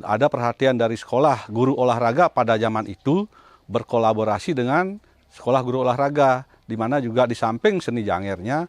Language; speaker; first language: Indonesian; non-native, local second language; Balinese